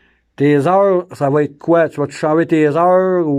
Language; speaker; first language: French; native; French